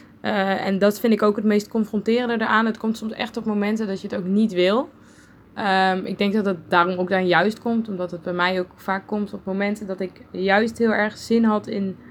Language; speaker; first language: Dutch; native; Dutch